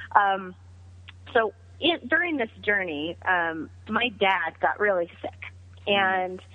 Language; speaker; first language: English; native; English